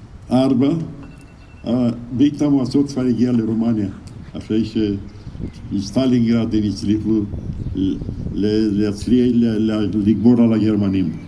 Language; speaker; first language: Hebrew; non-native, fluent; Romanian